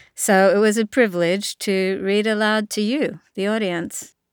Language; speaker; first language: English; native; English